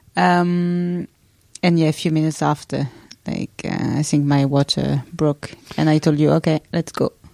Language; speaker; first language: English; non-native, fluent; French